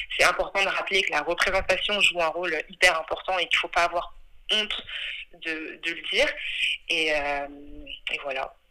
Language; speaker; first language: French; early bilingual, other home language; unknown